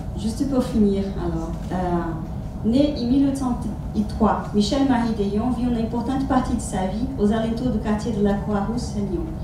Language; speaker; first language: French; non-native, fluent; Portuguese